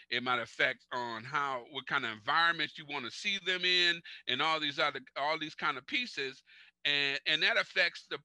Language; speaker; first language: English; native; English